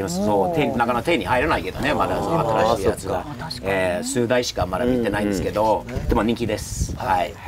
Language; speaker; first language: Japanese; non-native, fluent; English